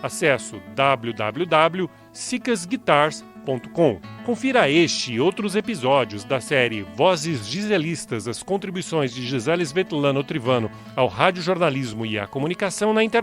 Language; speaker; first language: Portuguese; native; Portuguese